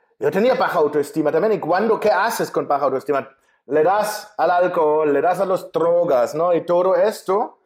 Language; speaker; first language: Spanish; non-native, fluent; German